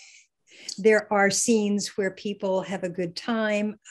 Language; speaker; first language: English; native; English